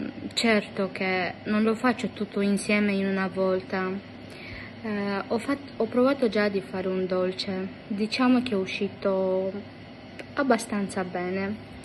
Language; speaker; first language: Italian; non-native, fluent; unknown